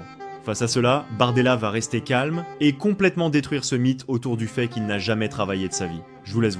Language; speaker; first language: French; native; French